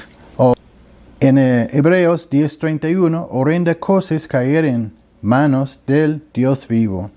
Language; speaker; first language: Spanish; non-native, learner; English